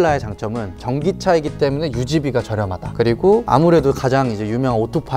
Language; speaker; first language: Korean; native; Korean